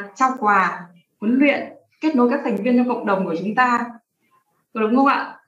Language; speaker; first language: Vietnamese; native; Vietnamese